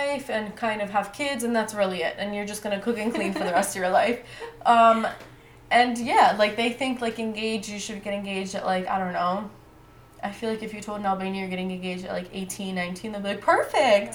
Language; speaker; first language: English; native; English